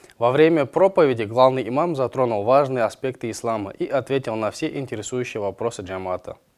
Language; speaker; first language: Russian; non-native, local second language; Kazakh